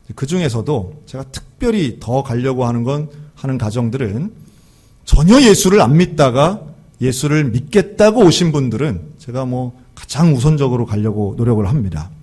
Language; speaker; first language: Korean; native; Korean